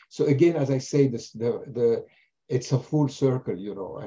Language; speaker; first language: English; non-native, fluent; German